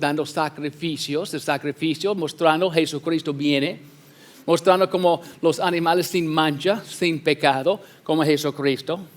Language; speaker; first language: Spanish; non-native, fluent; English